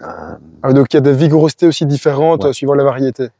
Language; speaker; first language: French; native; French